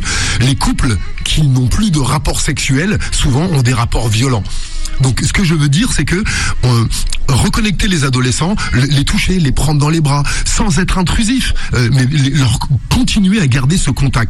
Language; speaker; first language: French; native; French